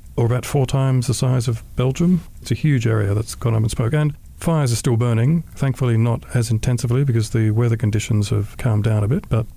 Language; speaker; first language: English; native; English